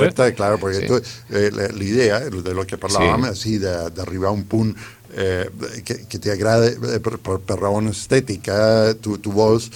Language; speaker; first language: Catalan; non-native, fluent; Spanish